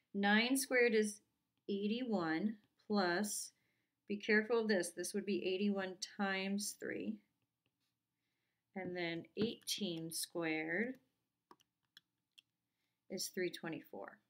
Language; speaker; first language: English; native; English